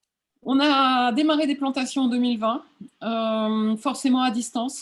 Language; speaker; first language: French; native; French